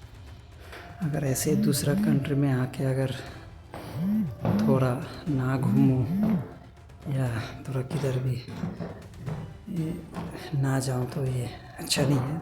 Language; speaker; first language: Hindi; non-native, local second language; Bangla